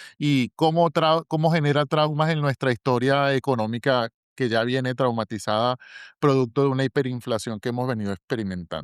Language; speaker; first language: Spanish; native; Spanish